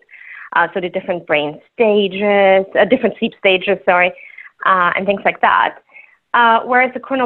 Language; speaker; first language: English; non-native, fluent; Luxembourgish